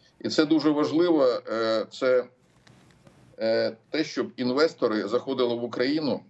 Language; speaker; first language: Ukrainian; non-native, local second language; Russian